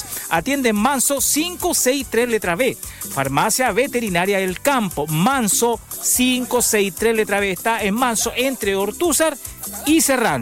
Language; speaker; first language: Spanish; native; Spanish